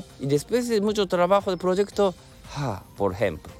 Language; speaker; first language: Spanish; non-native, learner; Japanese